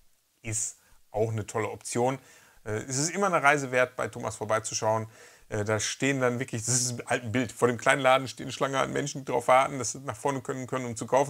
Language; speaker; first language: German; native; German